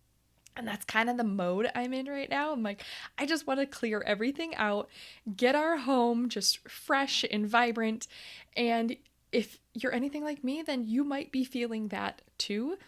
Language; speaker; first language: English; native; English